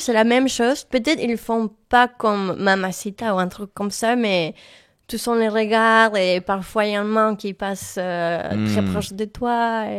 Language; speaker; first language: French; non-native, learner; Spanish